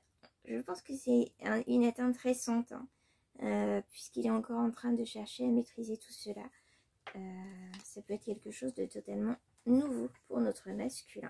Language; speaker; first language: French; native; French